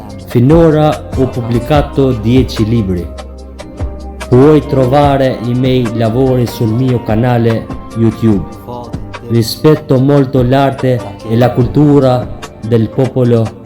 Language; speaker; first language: Italian; non-native, fluent; Albanian